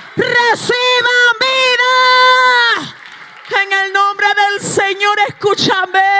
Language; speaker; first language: Spanish; native; Spanish